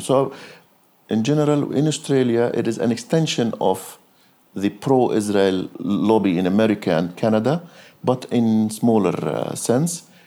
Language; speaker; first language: English; non-native, fluent; Arabic